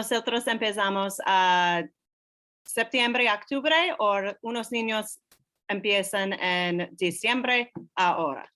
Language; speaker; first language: Spanish; non-native, learner; English